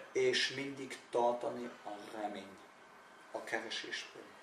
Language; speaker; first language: Hungarian; non-native, learner; German